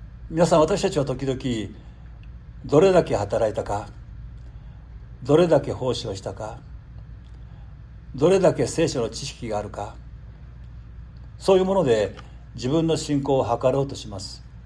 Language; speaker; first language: Japanese; native; Japanese